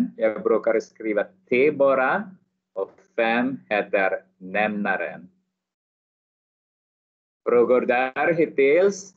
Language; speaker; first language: Swedish; non-native, learner; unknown